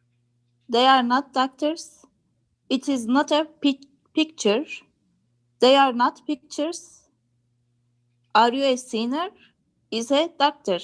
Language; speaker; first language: English; non-native, learner; Turkish